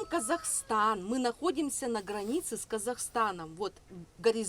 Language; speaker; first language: Russian; native; Russian